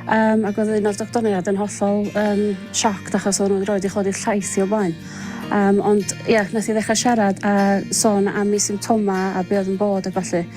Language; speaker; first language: Welsh; native; Welsh